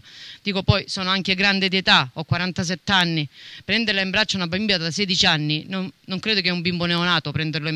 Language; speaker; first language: Italian; native; Italian